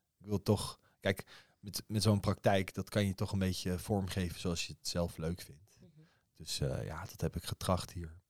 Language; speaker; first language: Dutch; early bilingual, other home language; Persian